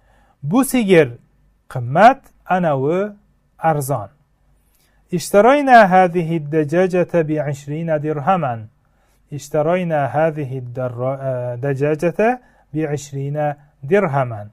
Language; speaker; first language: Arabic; non-native, fluent; Uzbek